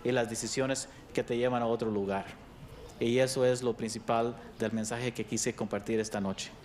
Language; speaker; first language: Spanish; early bilingual, other home language; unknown